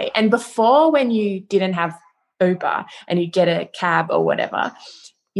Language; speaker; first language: English; native; English